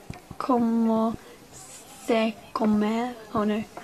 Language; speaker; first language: Spanish; non-native, learner; English